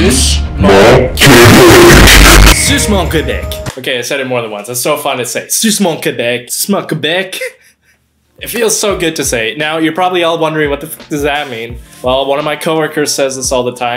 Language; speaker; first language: English; native; English